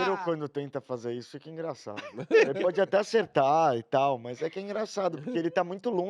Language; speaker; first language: Portuguese; native; Portuguese